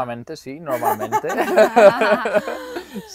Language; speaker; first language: Spanish; non-native, fluent; Greek